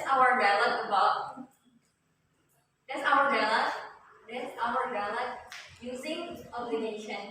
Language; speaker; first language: English; non-native, learner; Indonesian